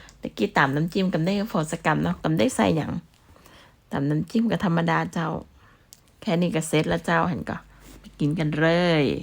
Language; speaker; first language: Thai; non-native, local second language; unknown